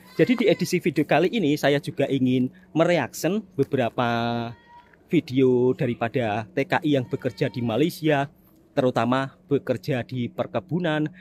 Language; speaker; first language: Indonesian; native; Indonesian